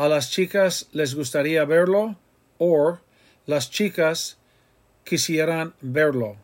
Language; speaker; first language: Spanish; non-native, fluent; English